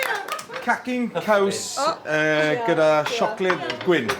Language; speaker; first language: Welsh; non-native, learner; English